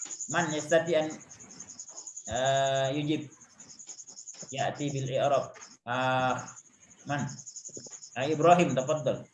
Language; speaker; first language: Arabic; non-native, fluent; Indonesian